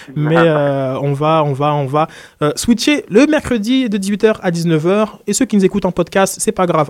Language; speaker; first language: French; native; French